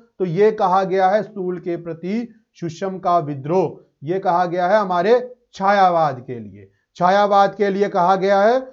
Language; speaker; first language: Hindi; non-native, local second language; Punjabi